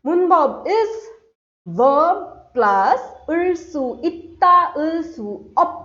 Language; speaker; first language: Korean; non-native, fluent; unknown